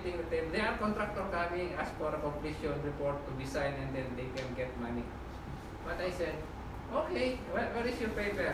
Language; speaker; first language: English; non-native, local second language; Filipino